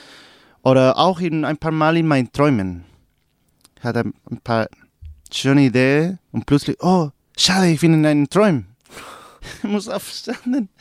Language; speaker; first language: German; non-native, learner; Spanish